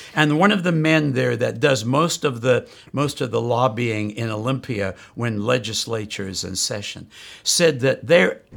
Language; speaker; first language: English; native; English